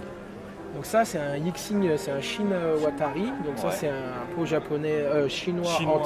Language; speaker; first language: French; native; French